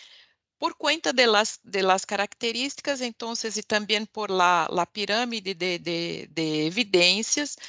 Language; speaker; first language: Spanish; non-native, fluent; Portuguese